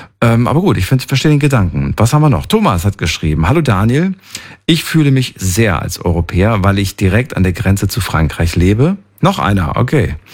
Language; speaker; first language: German; native; German